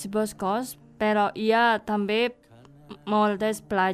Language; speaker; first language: Catalan; non-native, learner; Indonesian